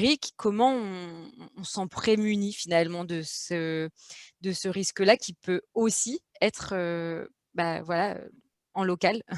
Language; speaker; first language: French; native; French